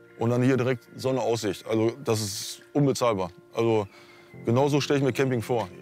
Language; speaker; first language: German; native; German